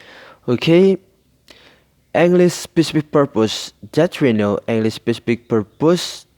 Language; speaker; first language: English; non-native, learner; Indonesian